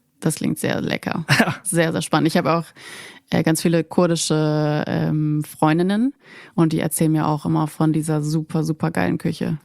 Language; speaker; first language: German; native; German